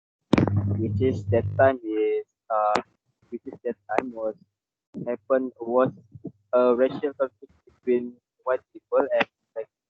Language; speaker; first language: English; non-native, local second language; Malay